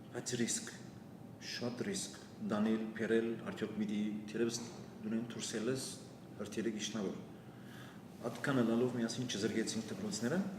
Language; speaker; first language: Armenian; early bilingual, heritage; Armenian